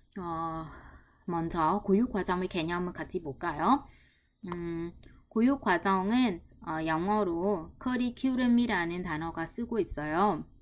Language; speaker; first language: Korean; non-native, fluent; Vietnamese